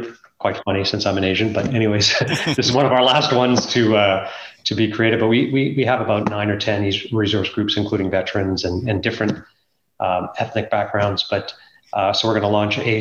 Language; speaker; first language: English; native; English